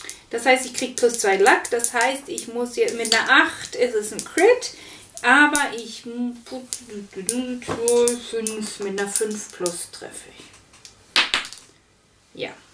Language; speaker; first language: German; native; German